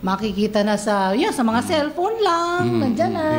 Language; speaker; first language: Filipino; native; Filipino